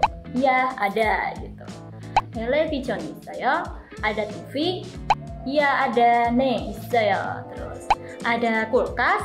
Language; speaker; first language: Indonesian; native; Indonesian